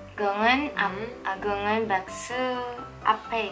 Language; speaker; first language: Korean; non-native, learner; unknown